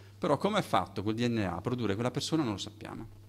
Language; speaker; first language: Italian; native; Italian